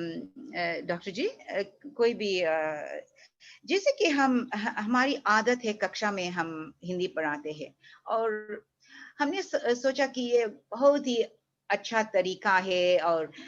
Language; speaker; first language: Hindi; early bilingual, heritage; Hindi